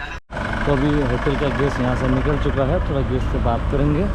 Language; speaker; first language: Hindi; non-native, local second language; Nepali